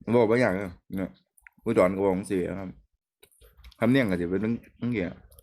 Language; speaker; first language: Thai; native; Thai